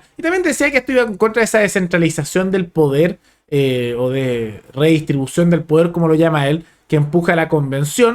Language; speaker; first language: Spanish; native; Spanish